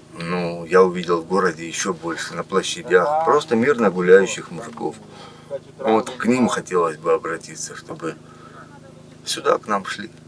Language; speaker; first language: Russian; native; Russian